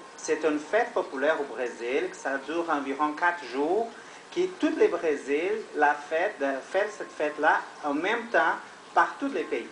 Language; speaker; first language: French; non-native, learner; Portuguese